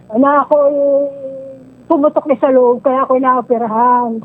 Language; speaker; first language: Filipino; native; Filipino